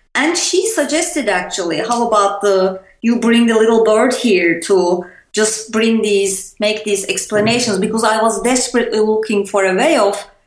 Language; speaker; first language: English; non-native, fluent; Turkish